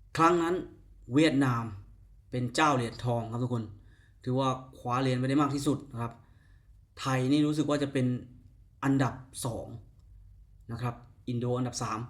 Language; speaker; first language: Thai; native; Thai